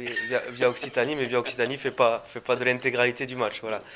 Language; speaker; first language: French; native; French